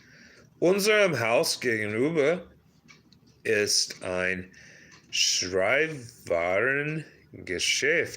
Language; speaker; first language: German; non-native, learner; English